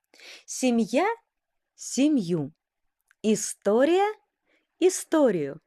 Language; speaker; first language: Russian; non-native, fluent; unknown